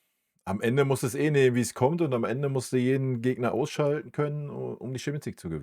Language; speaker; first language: German; native; German